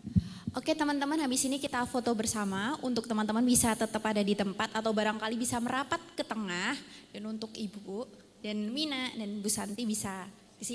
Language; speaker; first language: Indonesian; native; Indonesian